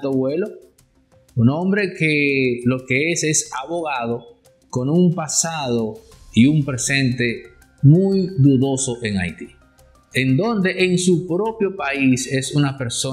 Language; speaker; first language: Spanish; native; Spanish